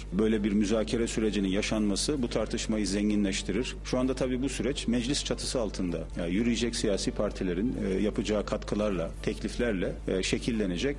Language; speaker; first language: Turkish; native; Turkish